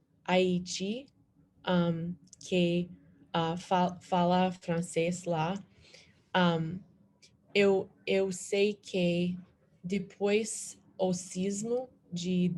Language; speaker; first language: Portuguese; non-native, learner; English